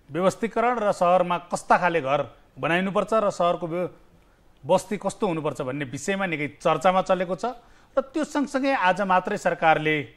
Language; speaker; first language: Nepali; native; Nepali